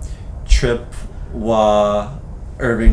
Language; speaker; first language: Arabic; non-native, learner; English